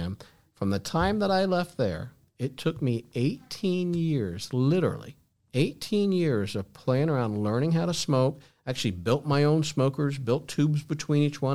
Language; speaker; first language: English; native; English